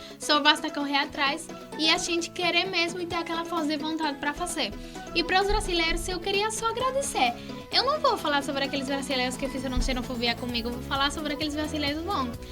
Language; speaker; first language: Portuguese; non-native, fluent; Spanish